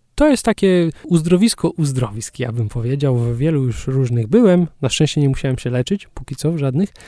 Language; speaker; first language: Polish; native; Polish